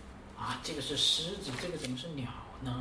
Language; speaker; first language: Chinese; native; Chinese